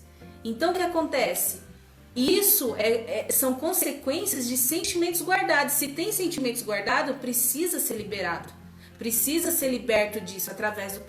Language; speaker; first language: Portuguese; native; Portuguese